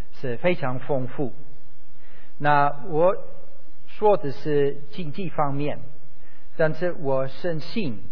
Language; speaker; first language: Chinese; non-native, fluent; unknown